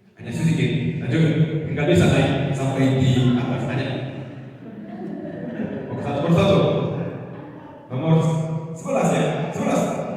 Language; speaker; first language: Indonesian; non-native, fluent; Korean